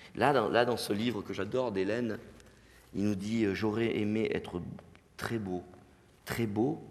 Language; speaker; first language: French; native; French